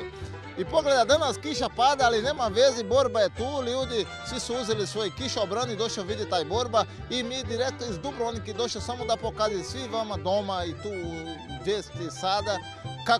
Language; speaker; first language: Croatian; non-native, learner; Portuguese